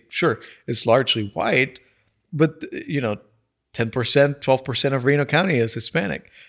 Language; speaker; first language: English; non-native, fluent; Spanish